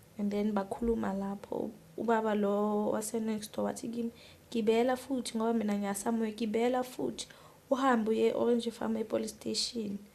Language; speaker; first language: Zulu; native; Zulu